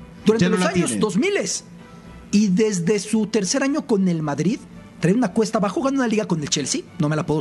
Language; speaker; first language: Spanish; native; Spanish